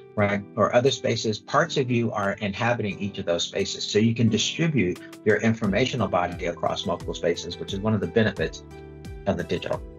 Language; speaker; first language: English; native; English